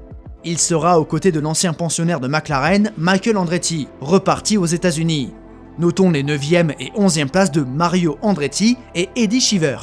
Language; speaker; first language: French; native; French